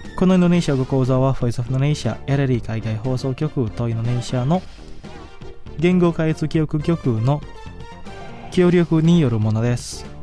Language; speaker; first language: Japanese; non-native, fluent; Indonesian